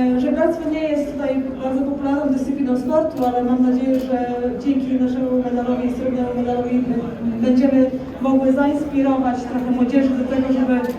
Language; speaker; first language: Polish; native; Polish